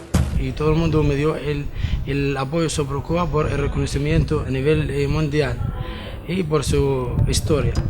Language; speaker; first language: Spanish; non-native, fluent; Arabic